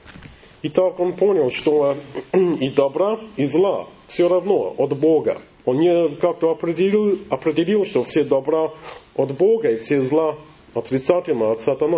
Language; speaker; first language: Russian; non-native, learner; English